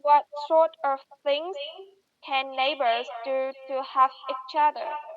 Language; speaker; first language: English; non-native, learner; Vietnamese